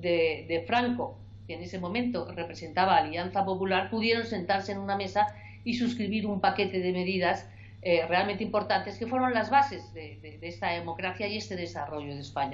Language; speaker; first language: Spanish; native; Spanish